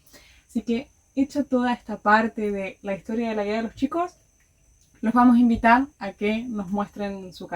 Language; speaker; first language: Spanish; native; Spanish